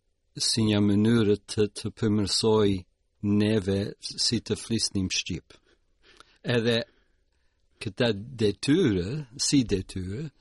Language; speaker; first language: Albanian; early bilingual, heritage; Albanian